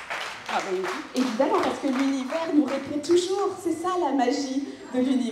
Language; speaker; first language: French; native; French